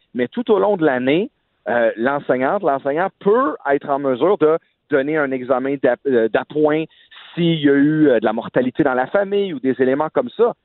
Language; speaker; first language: French; native; French